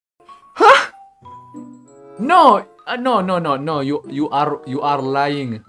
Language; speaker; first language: English; non-native, learner; Indonesian